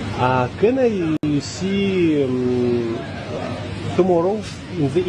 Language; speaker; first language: English; non-native, learner; Russian